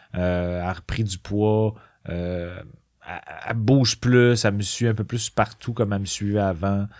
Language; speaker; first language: French; native; French